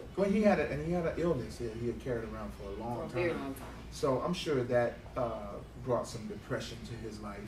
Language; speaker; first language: English; native; English